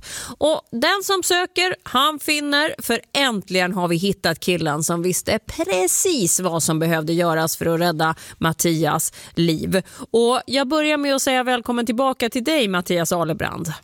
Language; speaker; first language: Swedish; native; Swedish